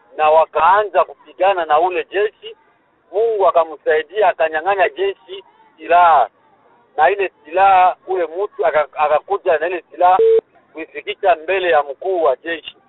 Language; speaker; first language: Swahili; native; Swahili